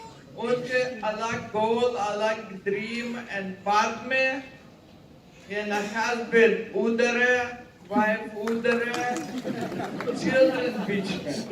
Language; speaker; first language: Hindi; non-native, learner; Ukrainian